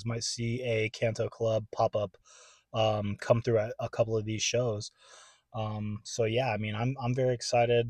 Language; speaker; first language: English; native; English